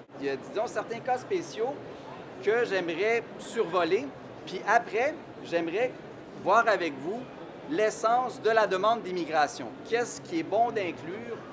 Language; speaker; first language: French; native; French